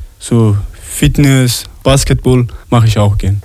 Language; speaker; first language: German; non-native, learner; Arabic